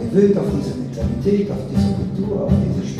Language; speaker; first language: German; non-native, fluent; Italian